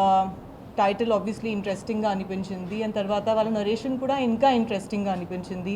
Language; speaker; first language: Telugu; non-native, learner; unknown